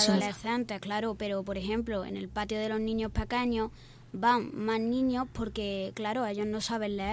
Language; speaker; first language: Spanish; native; Spanish